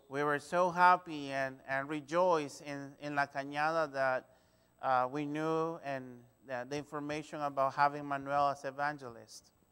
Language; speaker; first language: English; non-native, fluent; Spanish